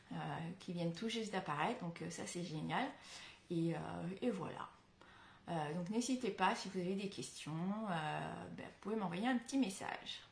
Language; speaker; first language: French; native; French